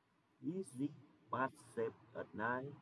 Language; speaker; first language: English; non-native, learner; Vietnamese